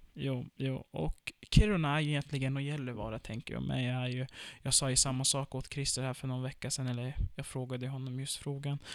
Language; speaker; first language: Swedish; early bilingual, other home language; Turkish